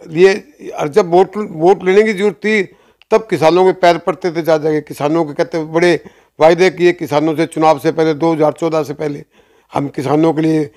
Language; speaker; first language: Hindi; native; Hindi